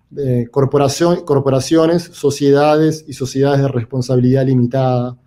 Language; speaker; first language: Spanish; native; Spanish